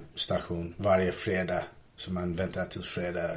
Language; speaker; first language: Swedish; early bilingual, heritage; Swedish